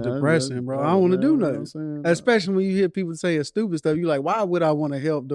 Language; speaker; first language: English; native; English